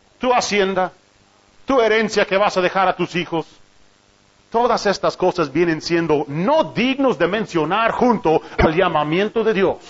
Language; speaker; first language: Spanish; non-native, fluent; English